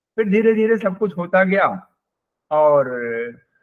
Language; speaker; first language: Hindi; native; Hindi